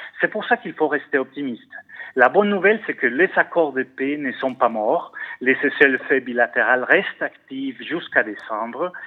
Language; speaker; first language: French; non-native, fluent; Spanish